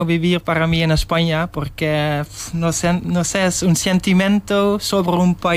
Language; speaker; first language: Spanish; non-native, learner; Dutch